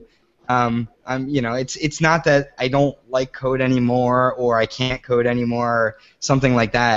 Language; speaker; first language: English; native; English